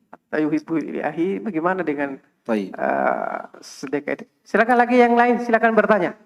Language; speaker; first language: Indonesian; native; Indonesian